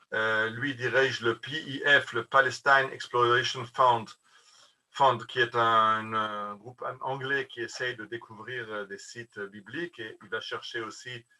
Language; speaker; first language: French; native; French